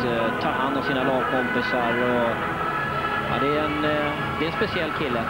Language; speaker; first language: Swedish; native; Swedish